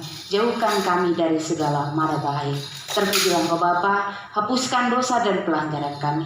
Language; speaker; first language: Indonesian; native; Indonesian